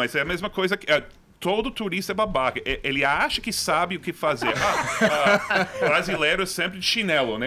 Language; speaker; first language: Portuguese; non-native, fluent; English